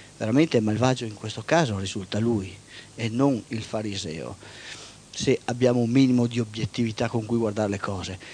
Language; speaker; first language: Italian; native; Italian